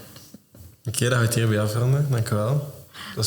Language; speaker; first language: Dutch; native; Dutch